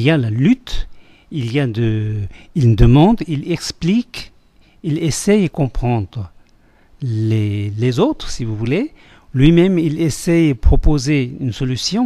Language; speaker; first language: French; non-native, fluent; Tibetan